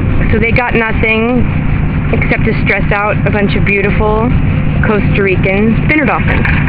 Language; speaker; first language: English; native; English